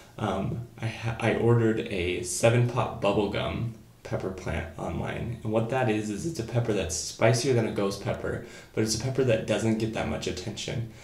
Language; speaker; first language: English; native; English